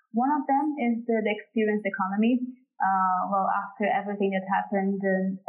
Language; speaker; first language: English; non-native, fluent; Portuguese